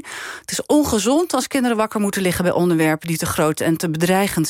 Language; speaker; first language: Dutch; native; Dutch